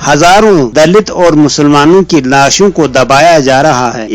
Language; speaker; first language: Urdu; native; Urdu